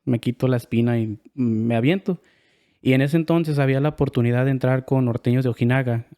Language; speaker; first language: Spanish; early bilingual, heritage; Spanish